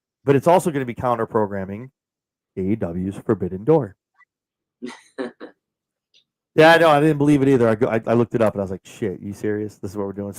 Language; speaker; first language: English; native; English